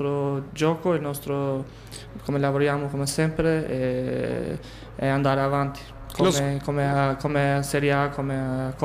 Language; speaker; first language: Italian; non-native, fluent; Albanian